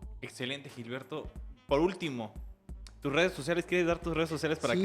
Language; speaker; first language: Spanish; native; Spanish